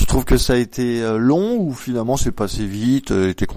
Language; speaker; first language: French; native; French